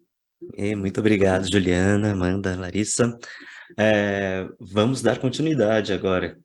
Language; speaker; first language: Portuguese; native; Portuguese